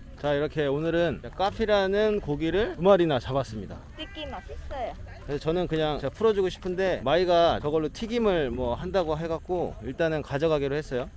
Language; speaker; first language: Korean; native; Korean